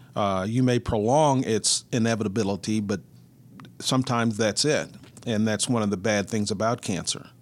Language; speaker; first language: English; native; English